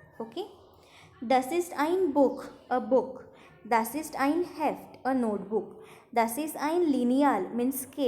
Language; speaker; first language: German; non-native, fluent; Marathi